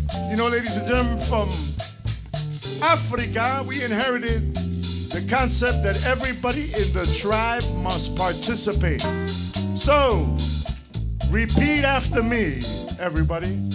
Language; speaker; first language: English; native; English